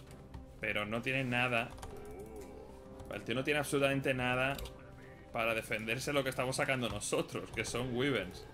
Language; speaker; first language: Spanish; native; Spanish